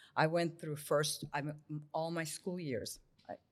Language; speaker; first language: English; early bilingual, other home language; Spanish